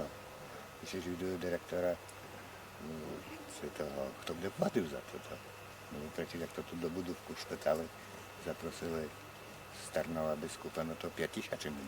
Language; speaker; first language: Polish; non-native, local second language; Rusyn